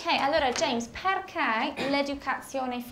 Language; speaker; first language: Italian; non-native, fluent; English